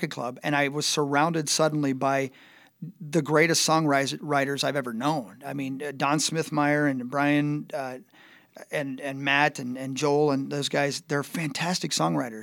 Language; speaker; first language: English; native; English